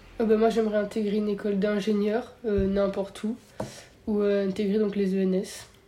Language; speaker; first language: French; native; French